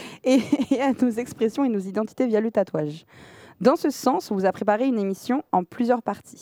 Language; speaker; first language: French; native; French